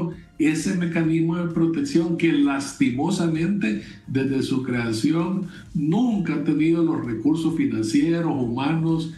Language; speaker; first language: Spanish; native; Spanish